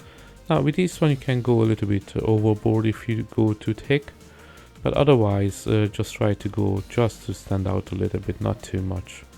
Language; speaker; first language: English; non-native, fluent; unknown